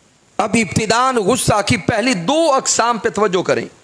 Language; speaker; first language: Urdu; native; Urdu